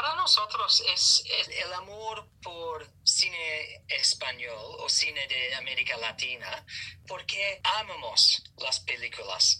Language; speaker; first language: Spanish; non-native, learner; English